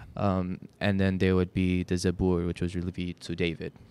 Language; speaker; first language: English; native; English